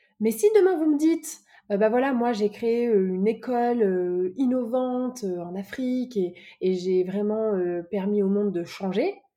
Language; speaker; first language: French; native; French